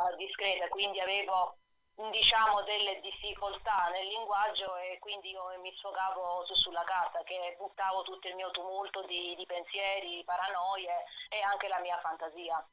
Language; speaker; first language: Italian; native; Italian